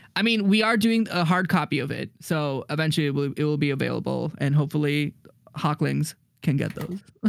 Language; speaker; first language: English; native; English